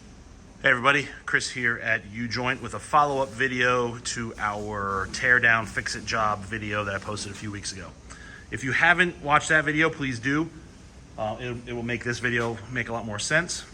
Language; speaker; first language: English; native; English